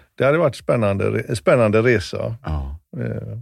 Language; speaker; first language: Swedish; native; Swedish